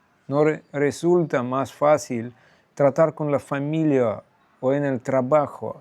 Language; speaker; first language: Spanish; non-native, fluent; Russian